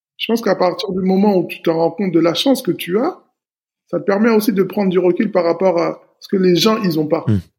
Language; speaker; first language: French; native; French